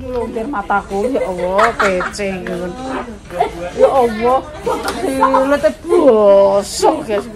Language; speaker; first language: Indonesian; non-native, local second language; Javanese